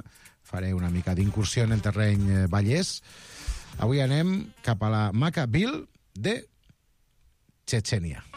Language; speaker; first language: Catalan; native; Catalan